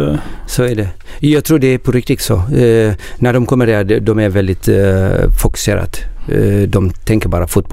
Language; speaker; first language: Swedish; non-native, learner; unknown